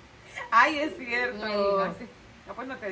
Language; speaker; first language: Spanish; native; Spanish